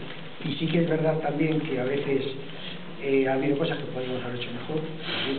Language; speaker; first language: Spanish; native; Spanish